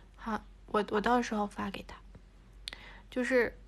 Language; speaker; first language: Chinese; native; Chinese